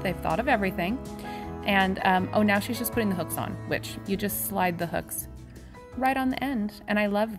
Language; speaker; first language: English; native; English